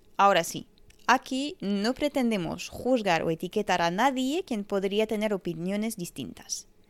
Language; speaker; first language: Spanish; non-native, fluent; French